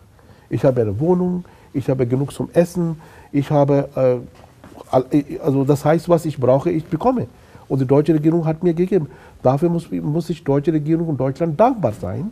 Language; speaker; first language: German; non-native, fluent; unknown